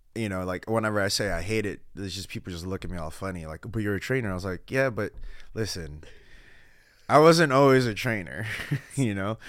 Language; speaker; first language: English; early bilingual, other home language; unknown